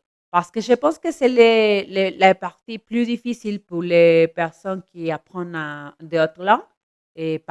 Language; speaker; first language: French; non-native, learner; Spanish